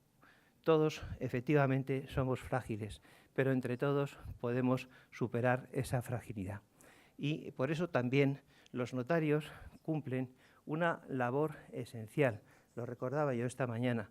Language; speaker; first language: Spanish; native; Spanish